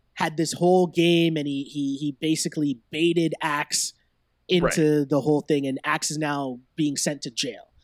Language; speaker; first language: English; native; English